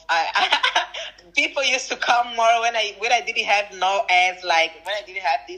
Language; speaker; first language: English; non-native, fluent; Portuguese